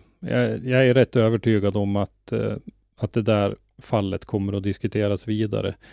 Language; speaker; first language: Swedish; native; Swedish